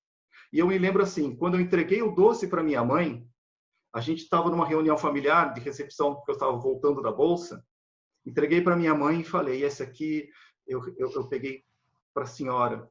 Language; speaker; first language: Portuguese; native; Portuguese